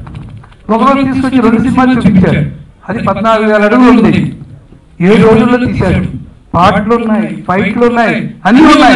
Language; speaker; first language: Telugu; native; Telugu